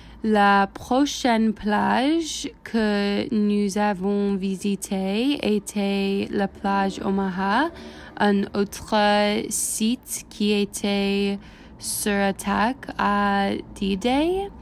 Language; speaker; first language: French; non-native, learner; English